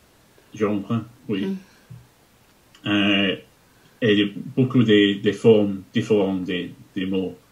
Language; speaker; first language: French; non-native, fluent; English